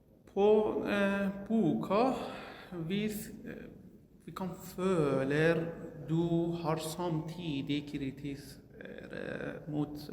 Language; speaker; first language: Norwegian; non-native, learner; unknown